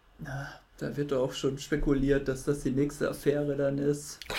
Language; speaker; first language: German; native; German